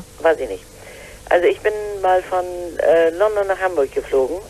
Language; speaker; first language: German; native; German